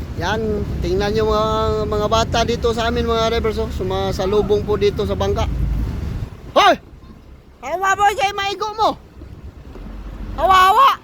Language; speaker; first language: Filipino; non-native, local second language; Cebuano